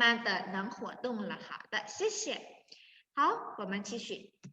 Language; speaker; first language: Chinese; non-native, fluent; Indonesian